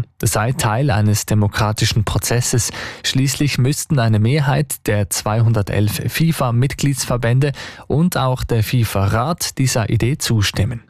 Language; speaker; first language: German; native; German